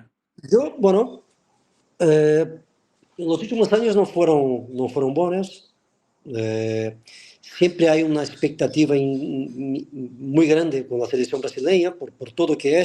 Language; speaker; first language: Spanish; non-native, fluent; Portuguese